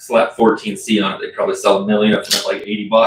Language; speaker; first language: English; native; English